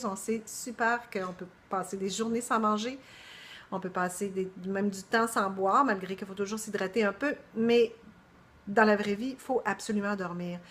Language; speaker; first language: French; native; French